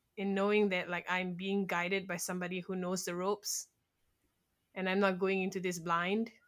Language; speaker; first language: English; native; English